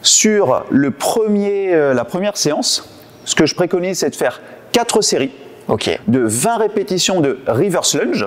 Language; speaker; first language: French; native; French